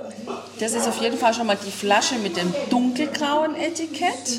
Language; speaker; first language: German; native; German